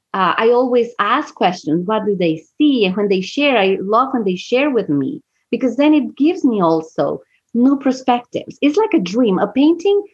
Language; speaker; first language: English; non-native, fluent; Spanish